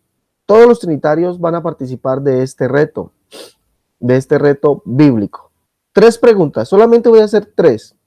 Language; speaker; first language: Spanish; native; Spanish